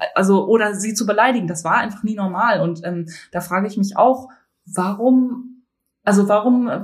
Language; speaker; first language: German; native; German